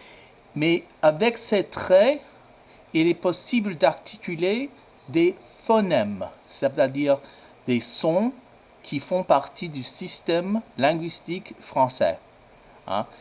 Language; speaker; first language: French; non-native, fluent; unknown